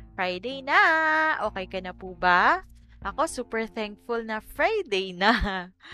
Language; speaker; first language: Filipino; native; Filipino